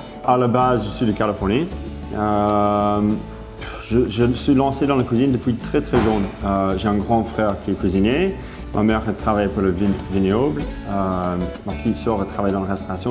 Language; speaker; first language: French; non-native, fluent; English